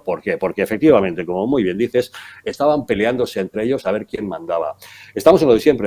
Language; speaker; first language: Spanish; native; Spanish